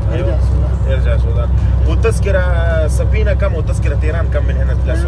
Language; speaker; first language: Arabic; non-native, learner; Hindi